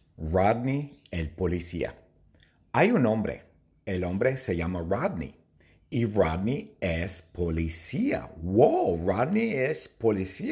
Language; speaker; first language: Spanish; non-native, fluent; English